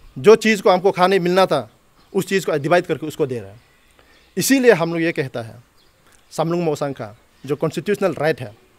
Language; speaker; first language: Hindi; non-native, local second language; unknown